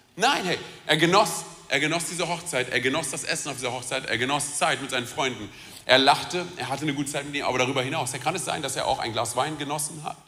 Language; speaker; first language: German; early bilingual, other home language; Romanian